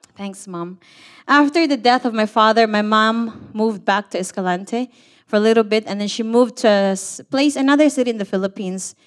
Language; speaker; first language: English; non-native, local second language; Cebuano